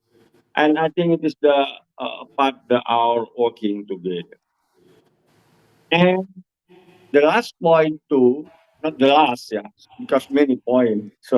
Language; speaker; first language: English; non-native, learner; Indonesian